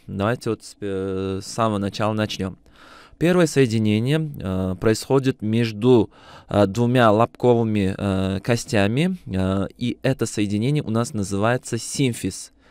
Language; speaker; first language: Russian; non-native, local second language; Uzbek